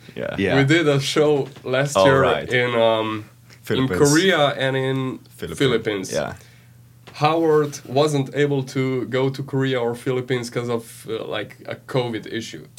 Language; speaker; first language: English; non-native, fluent; Slovenian